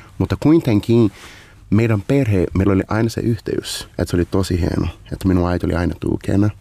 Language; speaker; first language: Finnish; non-native, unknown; Portuguese